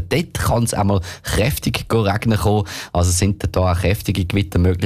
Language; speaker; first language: German; native; German